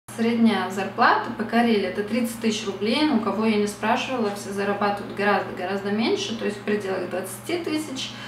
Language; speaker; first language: Russian; native; Russian